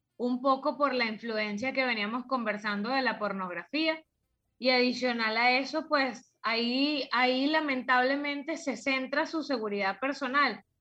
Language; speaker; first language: Spanish; native; Spanish